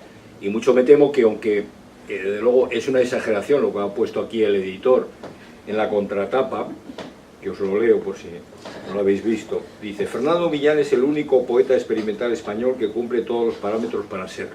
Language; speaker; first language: Spanish; native; Spanish